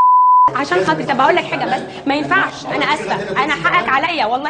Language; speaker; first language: Arabic; native; Arabic